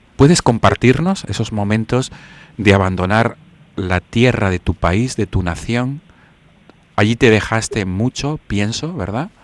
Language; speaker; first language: Spanish; native; Spanish